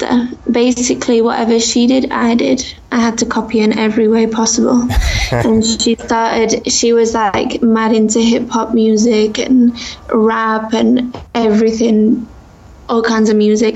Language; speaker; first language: English; native; English